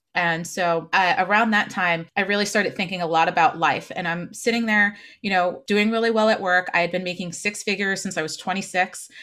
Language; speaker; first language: English; native; English